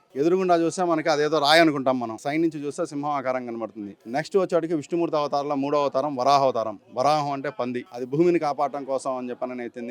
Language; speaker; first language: Telugu; native; Telugu